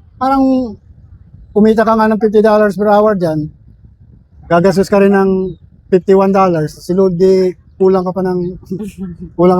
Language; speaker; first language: Filipino; non-native, local second language; Bikol